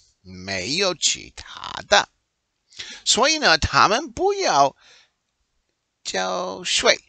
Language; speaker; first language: Chinese; non-native, learner; English